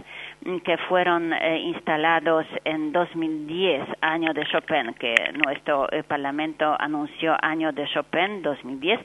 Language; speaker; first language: Spanish; non-native, fluent; Polish